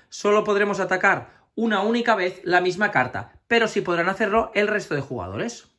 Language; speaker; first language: Spanish; native; Spanish